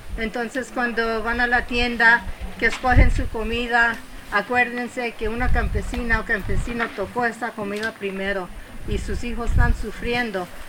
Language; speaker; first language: Spanish; early bilingual, heritage; Spanish